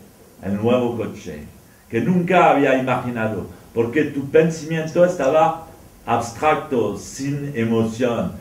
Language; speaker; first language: Spanish; non-native, fluent; French